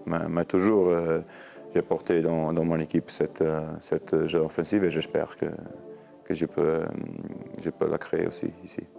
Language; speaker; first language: French; non-native, learner; Portuguese